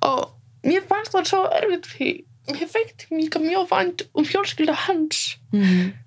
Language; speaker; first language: Icelandic; non-native, fluent; Polish